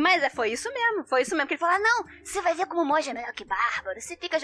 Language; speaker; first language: Portuguese; native; Portuguese